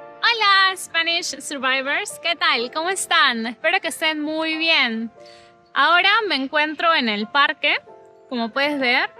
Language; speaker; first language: Spanish; native; Spanish